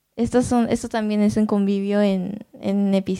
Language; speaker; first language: Spanish; non-native, learner; Japanese